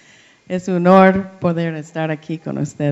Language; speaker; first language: Spanish; non-native, learner; English